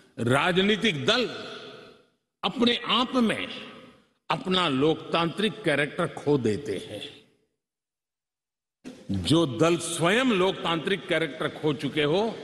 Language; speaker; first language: Hindi; non-native, local second language; Gujarati